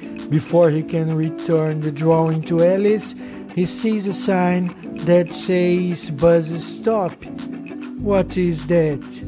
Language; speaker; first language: English; non-native, fluent; Portuguese